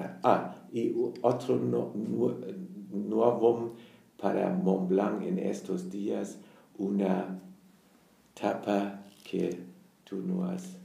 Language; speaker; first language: Spanish; non-native, fluent; German